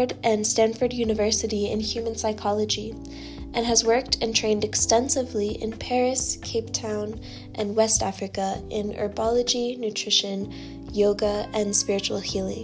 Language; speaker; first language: English; native; English